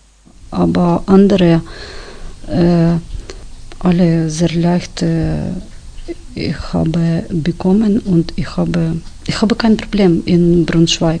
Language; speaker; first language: German; non-native, learner; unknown